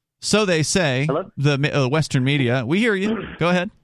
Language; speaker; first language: English; native; English